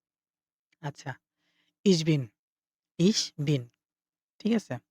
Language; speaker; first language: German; non-native, fluent; Bangla